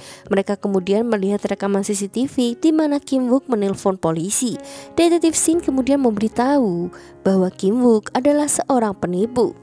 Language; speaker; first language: Indonesian; native; Indonesian